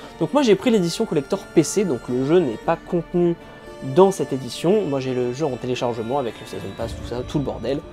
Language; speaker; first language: French; native; French